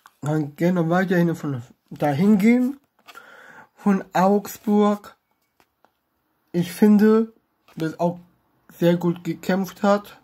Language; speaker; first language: German; non-native, learner; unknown